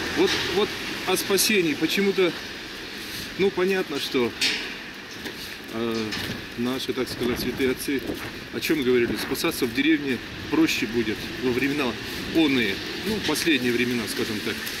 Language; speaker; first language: Russian; native; Russian